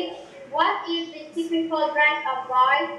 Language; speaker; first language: English; non-native, learner; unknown